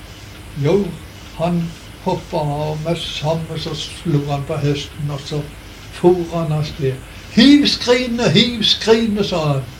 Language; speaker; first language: Norwegian; native; Norwegian